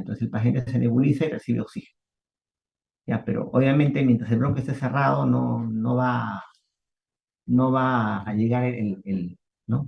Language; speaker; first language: Spanish; native; Spanish